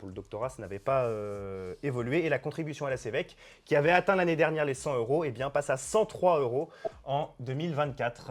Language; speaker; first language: French; native; French